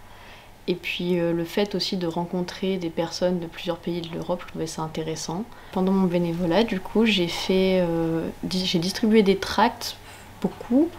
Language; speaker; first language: French; native; French